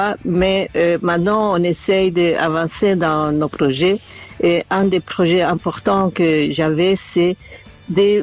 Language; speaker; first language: French; non-native, fluent; Spanish